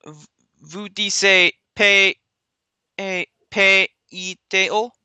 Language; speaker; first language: French; non-native, learner; English